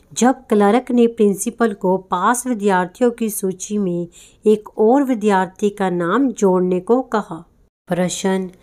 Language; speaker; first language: Hindi; non-native, local second language; Punjabi